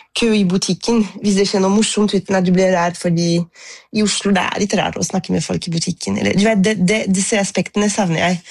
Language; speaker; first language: Norwegian; non-native, fluent; French